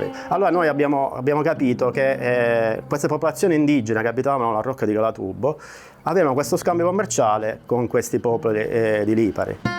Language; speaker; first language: Italian; native; Italian